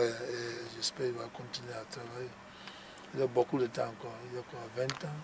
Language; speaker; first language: French; non-native, learner; English